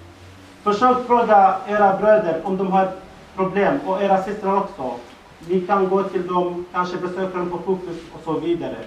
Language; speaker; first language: Swedish; non-native, fluent; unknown